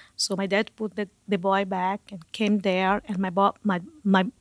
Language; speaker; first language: English; non-native, learner; Portuguese